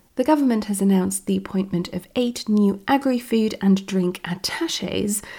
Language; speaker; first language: English; non-native, fluent; German